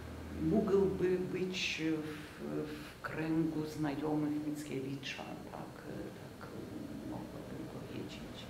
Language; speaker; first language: Polish; non-native, fluent; Lithuanian